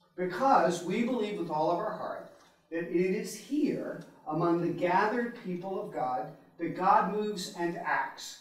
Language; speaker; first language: English; native; English